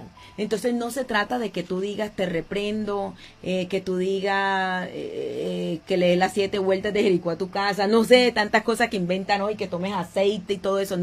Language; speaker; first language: Spanish; native; Spanish